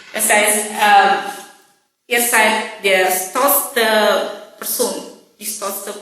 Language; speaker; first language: German; non-native, learner; Indonesian